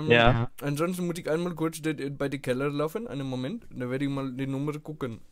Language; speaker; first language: German; non-native, fluent; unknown